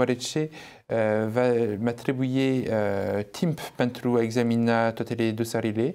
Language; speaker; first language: Romanian; non-native, fluent; French